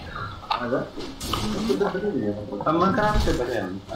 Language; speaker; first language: Russian; non-native, local second language; Yakut